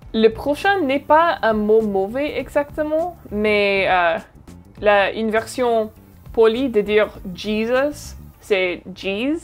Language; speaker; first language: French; non-native, fluent; English